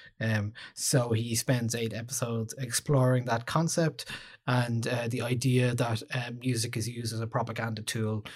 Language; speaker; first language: English; native; English